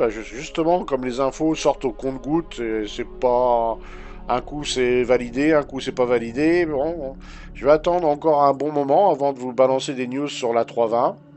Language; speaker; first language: French; native; French